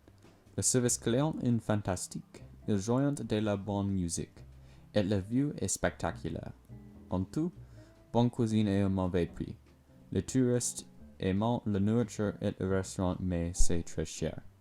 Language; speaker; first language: French; non-native, learner; English